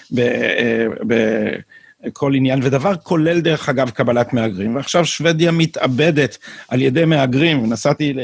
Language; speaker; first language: Hebrew; native; Hebrew